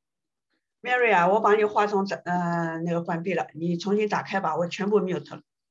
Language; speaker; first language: Chinese; native; Chinese